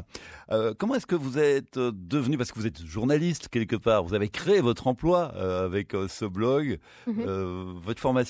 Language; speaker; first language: French; native; French